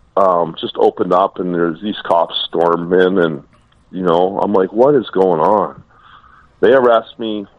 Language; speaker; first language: English; native; English